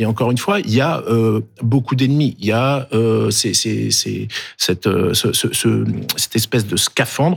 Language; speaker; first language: French; native; French